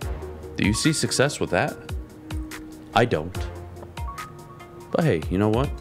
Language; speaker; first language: English; native; English